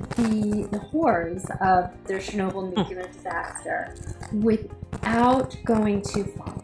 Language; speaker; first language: English; native; English